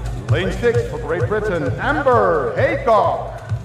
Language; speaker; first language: English; non-native, fluent; Dutch